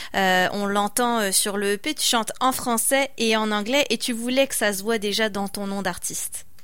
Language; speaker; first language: French; native; French